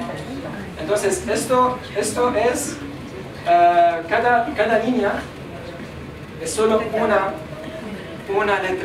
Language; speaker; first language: Spanish; non-native, learner; Arabic